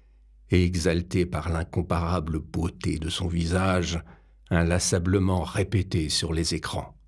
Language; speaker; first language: French; native; French